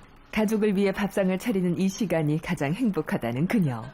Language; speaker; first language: Korean; native; Korean